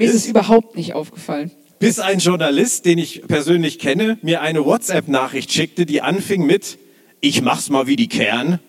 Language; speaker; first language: German; native; German